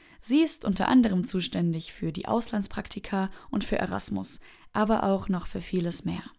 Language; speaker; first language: German; native; German